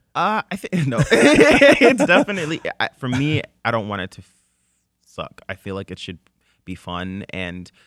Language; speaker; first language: English; native; English